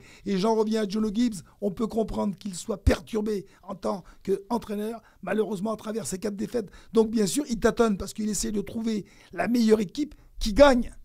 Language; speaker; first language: French; native; French